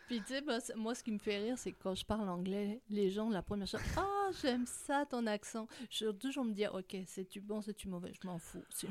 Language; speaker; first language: French; native; French